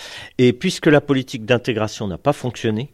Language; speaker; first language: French; native; French